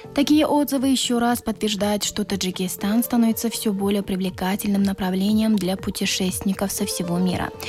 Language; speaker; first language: Russian; non-native, local second language; Tajik